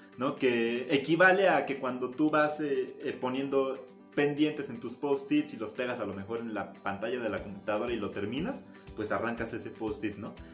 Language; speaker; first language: Spanish; native; Spanish